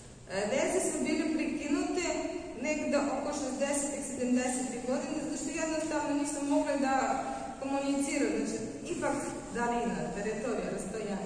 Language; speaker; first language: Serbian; non-native, fluent; Russian